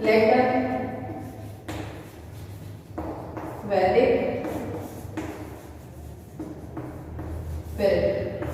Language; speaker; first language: English; non-native, local second language; Hindi